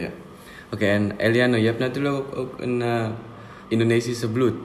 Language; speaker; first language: Dutch; non-native, fluent; Indonesian